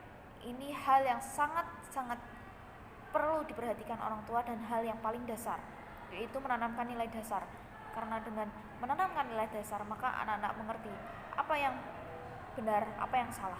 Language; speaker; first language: Indonesian; native; Indonesian